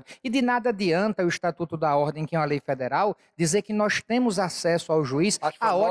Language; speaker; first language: Portuguese; native; Portuguese